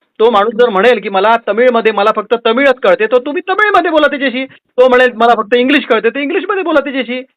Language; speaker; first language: Marathi; native; Marathi